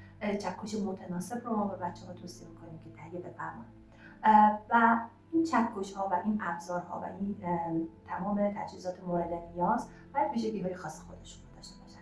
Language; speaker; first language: Persian; native; Persian